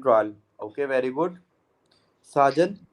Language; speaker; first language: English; non-native, local second language; Hindi